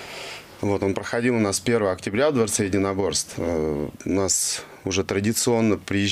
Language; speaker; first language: Russian; native; Russian